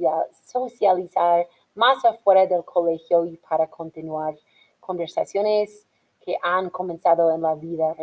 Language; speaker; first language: Spanish; non-native, fluent; English